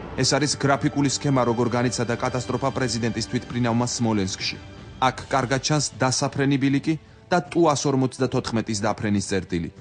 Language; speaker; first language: Georgian; native; Georgian